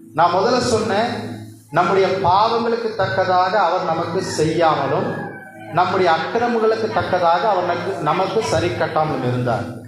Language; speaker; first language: Tamil; non-native, local second language; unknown